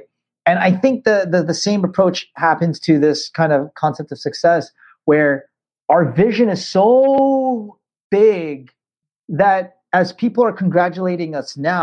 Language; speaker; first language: English; native; English